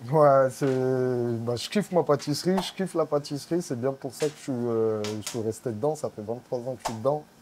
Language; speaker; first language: French; native; French